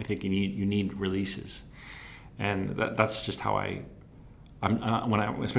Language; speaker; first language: English; native; English